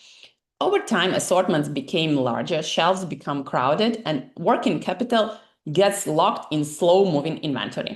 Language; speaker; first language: English; non-native, fluent; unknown